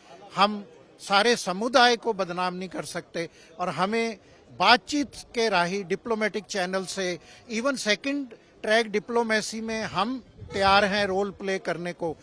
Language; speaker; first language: Hindi; non-native, local second language; Punjabi